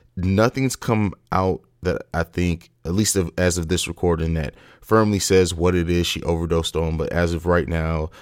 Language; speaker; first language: English; native; English